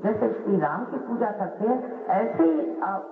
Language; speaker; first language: Hindi; non-native, local second language; Marathi